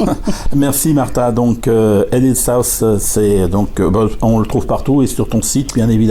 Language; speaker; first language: French; native; French